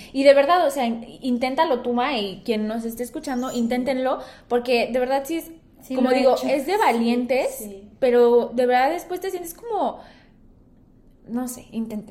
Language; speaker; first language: Spanish; native; Spanish